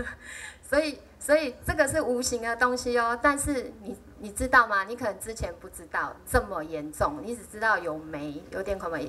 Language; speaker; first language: Chinese; native; Chinese